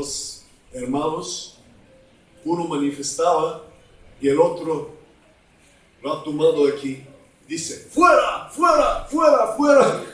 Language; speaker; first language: Spanish; non-native, fluent; Bulgarian